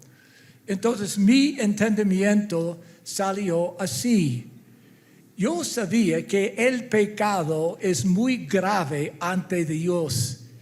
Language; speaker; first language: Spanish; non-native, fluent; English